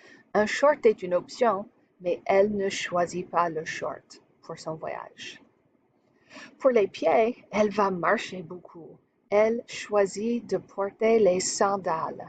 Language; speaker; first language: French; non-native, fluent; English